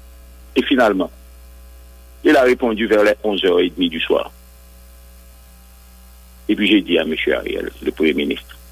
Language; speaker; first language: French; non-native, local second language; Haitian Creole